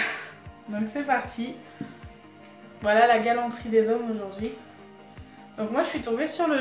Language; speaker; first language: French; native; French